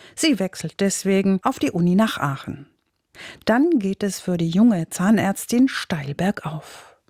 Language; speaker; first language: German; native; German